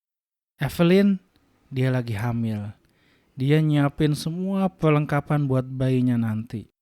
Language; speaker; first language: Indonesian; native; Indonesian